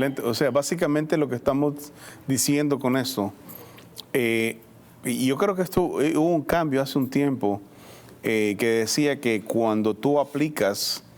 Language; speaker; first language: Spanish; native; Spanish